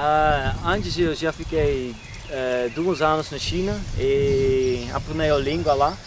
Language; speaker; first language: Portuguese; non-native, learner; Dutch